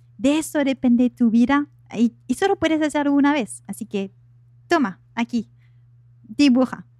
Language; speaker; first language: Spanish; non-native, fluent; French